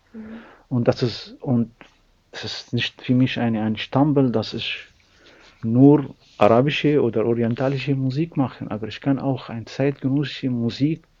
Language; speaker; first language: German; non-native, learner; Arabic